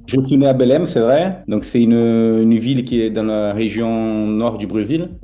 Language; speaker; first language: French; non-native, fluent; Portuguese